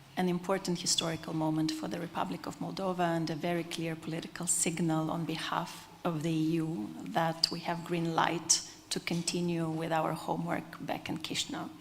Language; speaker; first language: English; non-native, fluent; Romanian